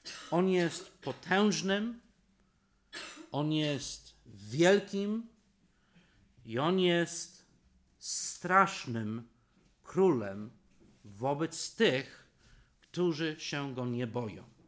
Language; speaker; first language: Polish; non-native, fluent; English